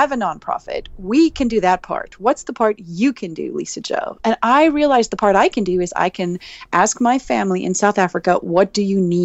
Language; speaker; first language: English; native; English